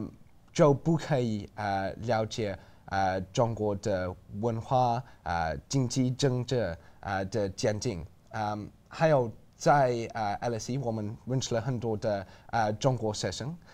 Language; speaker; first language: Chinese; non-native, learner; English